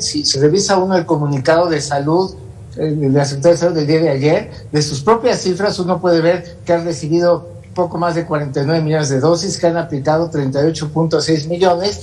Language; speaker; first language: Spanish; native; Spanish